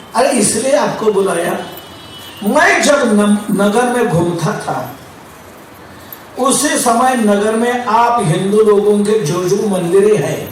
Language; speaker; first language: Hindi; non-native, local second language; Marathi